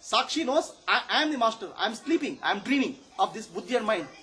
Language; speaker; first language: English; non-native, local second language; Kannada